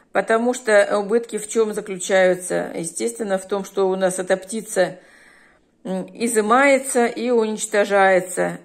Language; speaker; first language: Russian; native; Russian